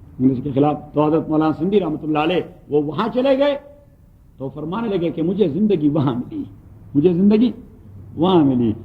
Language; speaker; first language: Urdu; non-native, local second language; Pashto